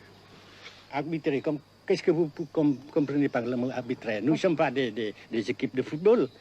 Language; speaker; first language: French; non-native, local second language; Vietnamese